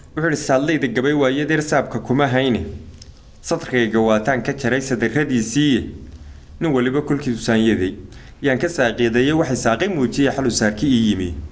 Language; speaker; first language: Somali; native; Somali